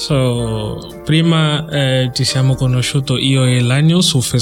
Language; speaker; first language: Italian; non-native, learner; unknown